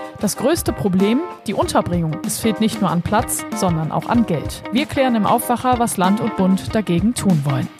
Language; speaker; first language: German; native; German